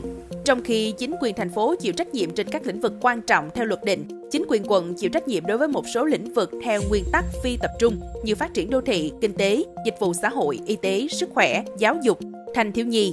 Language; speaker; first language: Vietnamese; native; Vietnamese